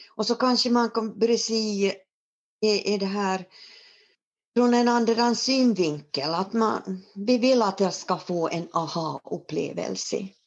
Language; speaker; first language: Swedish; native; Swedish